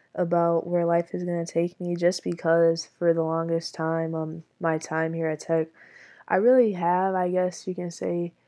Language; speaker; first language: English; native; English